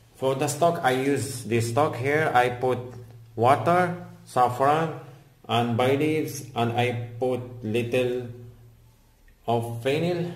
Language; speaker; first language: English; non-native, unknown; Arabic